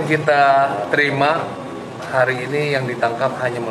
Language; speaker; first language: Indonesian; native; Indonesian